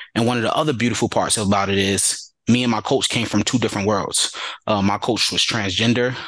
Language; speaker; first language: English; native; English